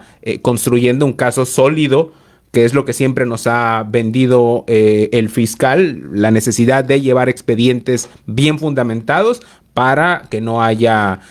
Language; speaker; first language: Spanish; native; Spanish